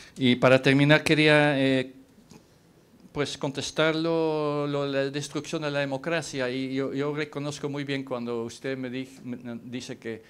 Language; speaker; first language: Spanish; non-native, fluent; Dutch